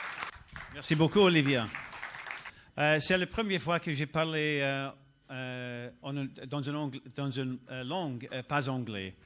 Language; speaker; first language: French; non-native, learner; English